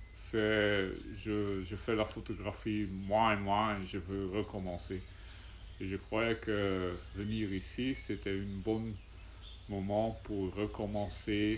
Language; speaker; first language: French; non-native, learner; Czech